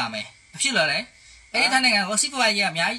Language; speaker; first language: Burmese; non-native, learner; Khmer